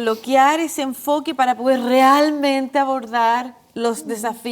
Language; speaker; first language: Spanish; native; Spanish